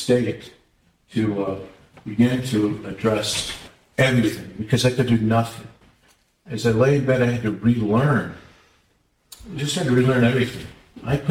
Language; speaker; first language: English; native; English